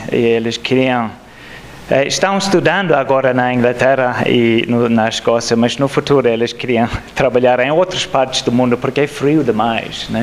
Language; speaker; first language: Portuguese; non-native, fluent; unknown